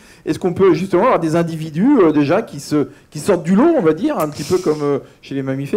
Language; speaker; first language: French; native; French